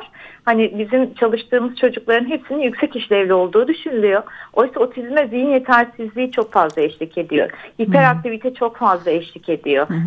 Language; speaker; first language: Turkish; native; Turkish